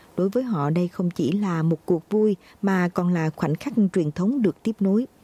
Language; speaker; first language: Vietnamese; native; Vietnamese